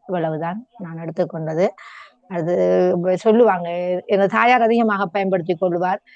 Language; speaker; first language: Tamil; native; Tamil